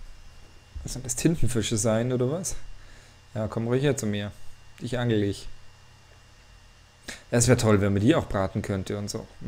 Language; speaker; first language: German; native; German